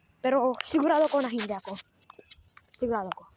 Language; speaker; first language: Filipino; non-native, learner; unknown